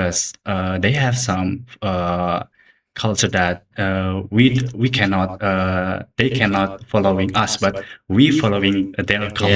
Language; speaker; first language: English; non-native, learner; Indonesian